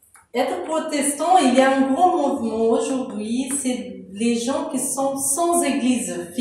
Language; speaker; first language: French; non-native, fluent; Portuguese